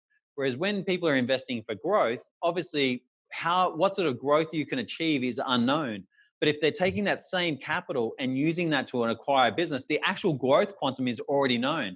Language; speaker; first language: English; native; English